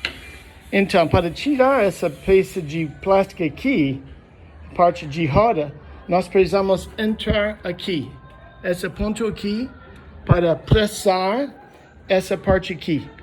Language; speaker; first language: Portuguese; non-native, learner; English